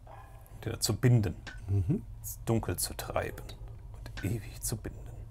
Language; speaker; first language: German; native; German